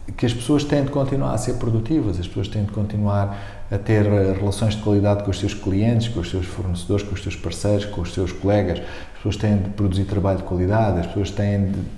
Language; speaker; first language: Portuguese; native; Portuguese